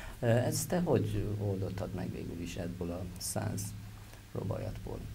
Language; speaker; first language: Hungarian; non-native, fluent; Persian